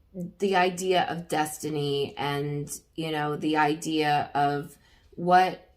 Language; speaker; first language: English; native; English